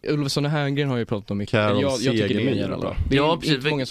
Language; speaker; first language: Swedish; native; Swedish